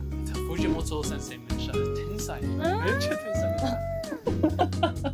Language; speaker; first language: Japanese; non-native, learner; English